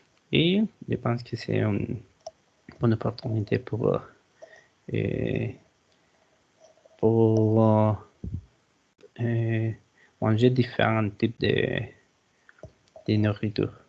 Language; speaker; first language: French; non-native, learner; Spanish